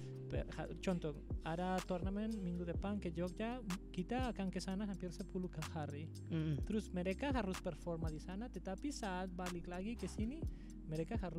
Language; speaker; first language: Indonesian; non-native, fluent; Spanish